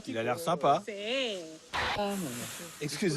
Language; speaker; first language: French; native; French